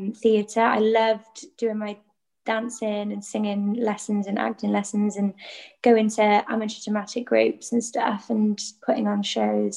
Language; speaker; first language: English; non-native, local second language; Welsh